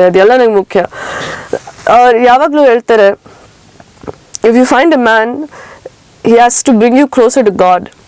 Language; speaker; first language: Kannada; early bilingual, heritage; Kannada